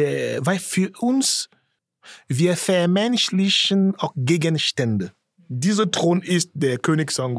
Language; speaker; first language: German; non-native, fluent; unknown